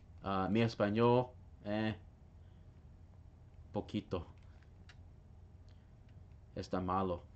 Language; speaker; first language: Spanish; non-native, learner; English